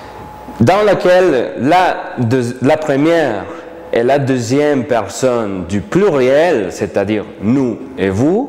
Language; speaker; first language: French; non-native, fluent; Spanish